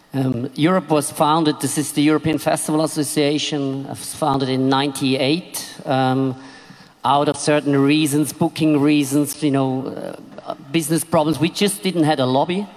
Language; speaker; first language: English; non-native, fluent; Swiss German